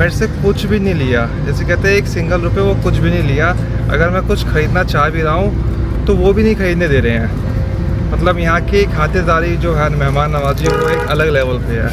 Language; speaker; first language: Hindi; native; Hindi